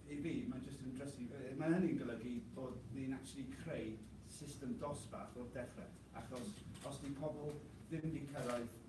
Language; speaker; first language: Welsh; non-native, fluent; English